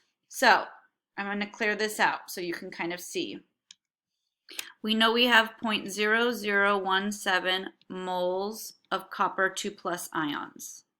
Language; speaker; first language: English; native; English